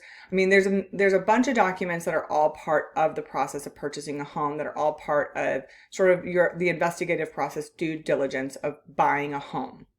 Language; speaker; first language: English; native; English